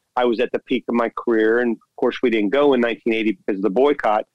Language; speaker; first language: English; native; English